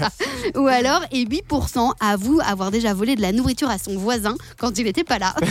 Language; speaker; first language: French; native; French